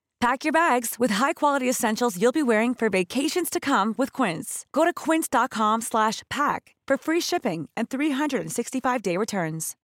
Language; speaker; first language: English; native; English